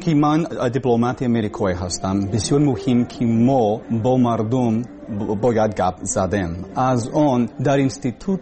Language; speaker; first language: Persian; non-native, learner; English